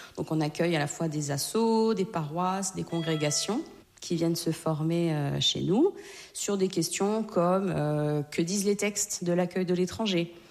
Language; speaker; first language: French; native; French